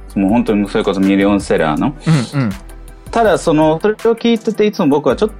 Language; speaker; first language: Japanese; early bilingual, heritage; German